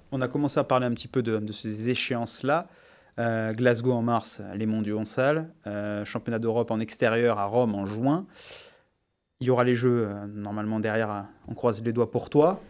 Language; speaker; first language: French; native; French